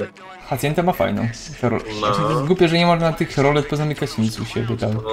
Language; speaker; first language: Polish; native; Polish